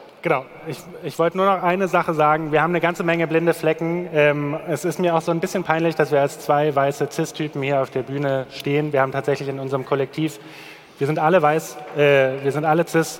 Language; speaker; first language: German; native; German